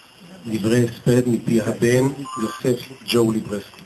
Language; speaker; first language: Hebrew; native; Hebrew